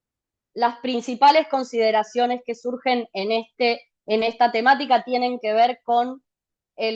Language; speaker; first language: Spanish; native; Spanish